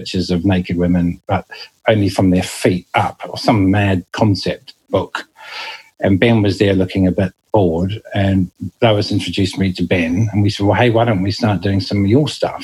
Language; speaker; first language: English; native; English